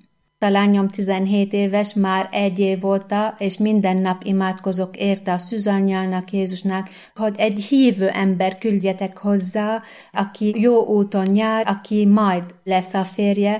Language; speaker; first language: Hungarian; non-native, fluent; Arabic